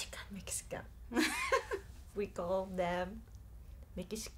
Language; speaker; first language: English; non-native, fluent; Spanish